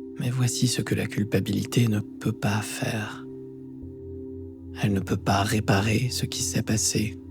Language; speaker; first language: French; native; French